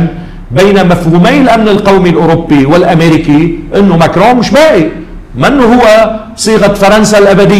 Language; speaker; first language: Arabic; native; Arabic